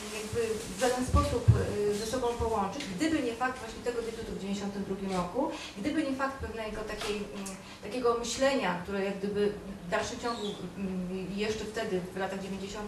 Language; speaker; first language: Polish; native; Polish